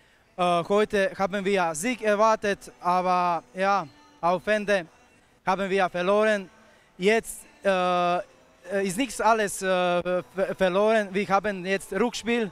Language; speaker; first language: German; non-native, fluent; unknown